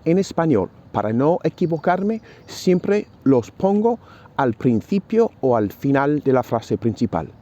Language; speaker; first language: Spanish; non-native, fluent; English